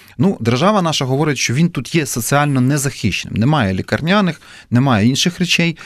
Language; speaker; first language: Ukrainian; native; Ukrainian